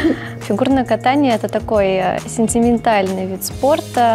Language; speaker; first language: Russian; native; Russian